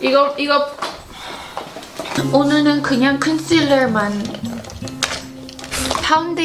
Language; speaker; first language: Korean; early bilingual, heritage; English